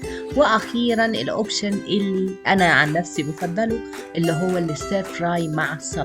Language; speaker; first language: Arabic; native; Arabic